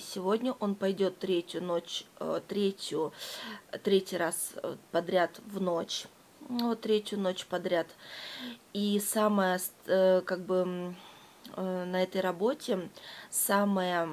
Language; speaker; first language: Russian; native; Russian